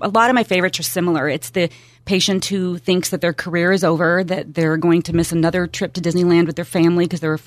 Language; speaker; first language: English; native; English